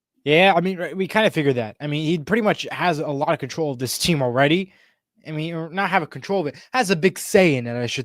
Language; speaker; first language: English; native; English